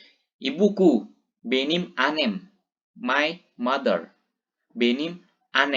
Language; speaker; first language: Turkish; non-native, fluent; Indonesian